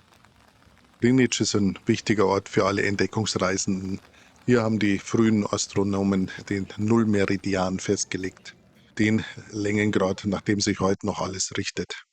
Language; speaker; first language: German; native; German